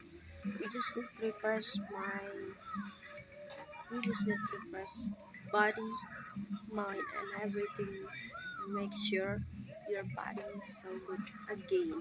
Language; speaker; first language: English; non-native, learner; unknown